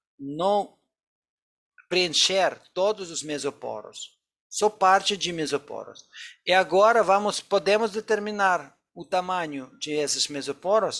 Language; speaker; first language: Portuguese; non-native, fluent; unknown